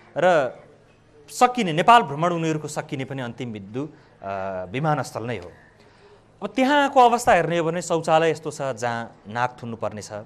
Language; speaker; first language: Nepali; native; Nepali